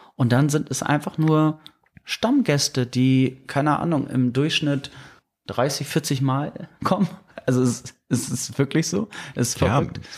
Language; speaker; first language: German; native; German